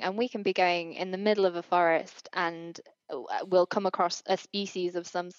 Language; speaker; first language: English; native; English